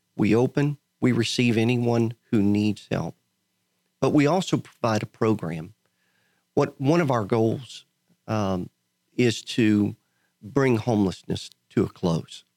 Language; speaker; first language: English; native; English